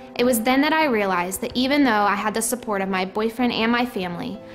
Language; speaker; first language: English; native; English